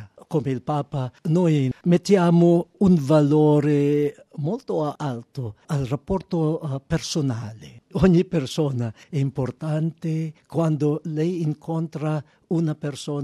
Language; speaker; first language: Italian; non-native, fluent; Filipino